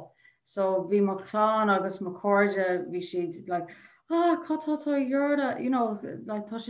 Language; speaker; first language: Irish; non-native, local second language; English